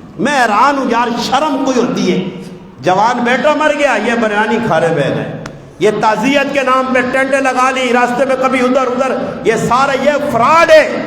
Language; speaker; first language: Urdu; non-native, local second language; Punjabi